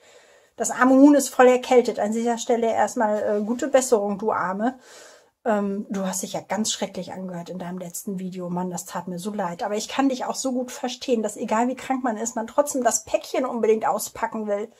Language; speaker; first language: German; native; German